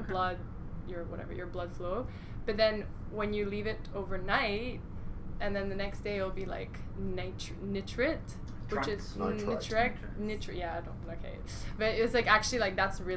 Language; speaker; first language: English; non-native, local second language; Cantonese